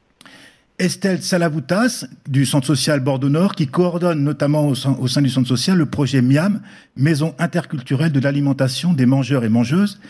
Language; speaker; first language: French; native; French